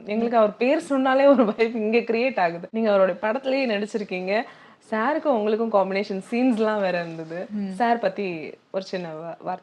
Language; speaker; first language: Tamil; native; Tamil